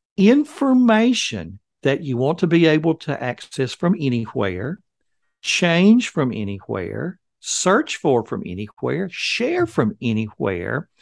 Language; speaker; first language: English; native; English